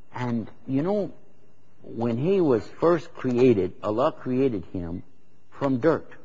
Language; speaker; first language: English; native; English